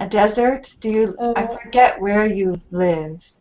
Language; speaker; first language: English; non-native, fluent; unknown